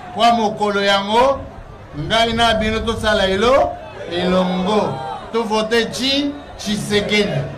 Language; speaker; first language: Lingala; non-native, local second language; Kituba (Democratic Republic of Congo)